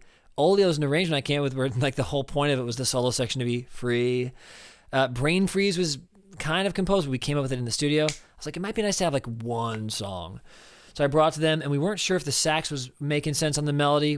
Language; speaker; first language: English; native; English